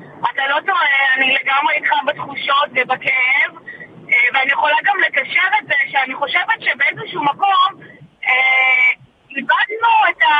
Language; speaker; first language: Hebrew; native; Hebrew